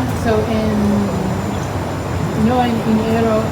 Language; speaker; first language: Spanish; non-native, learner; English